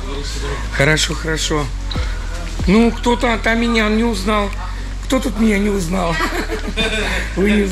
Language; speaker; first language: Russian; native; Russian